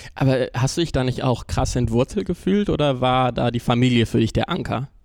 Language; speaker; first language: German; native; German